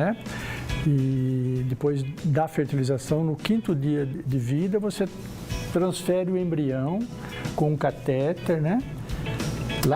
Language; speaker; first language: Portuguese; native; Portuguese